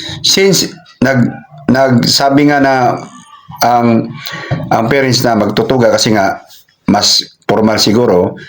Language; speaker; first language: Filipino; non-native, local second language; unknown